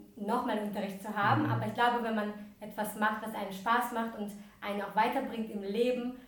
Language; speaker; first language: German; early bilingual, other home language; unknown